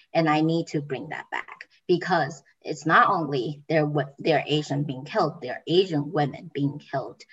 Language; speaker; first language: English; non-native, fluent; Chinese